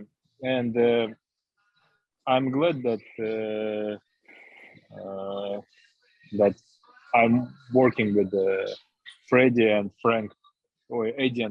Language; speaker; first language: English; non-native, learner; Russian